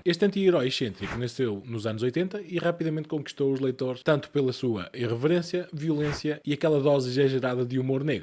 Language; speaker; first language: Portuguese; native; Portuguese